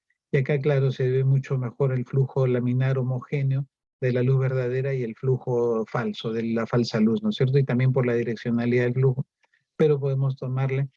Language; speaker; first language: Spanish; native; Spanish